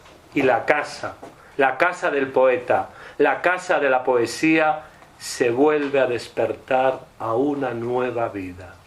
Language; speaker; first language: Spanish; native; Spanish